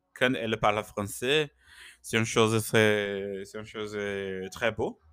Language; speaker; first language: French; non-native, learner; Portuguese